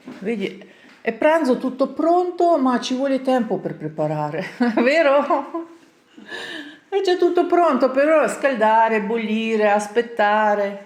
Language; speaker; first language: Italian; non-native, learner; Ukrainian